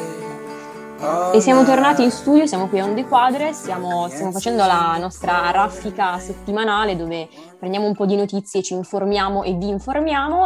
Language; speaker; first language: Italian; native; Italian